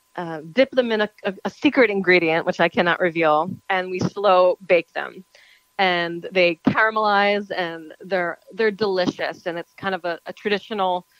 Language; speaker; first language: English; native; English